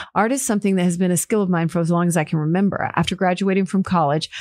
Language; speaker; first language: English; early bilingual, other home language; Portuguese